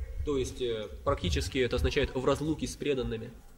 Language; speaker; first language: Russian; native; Russian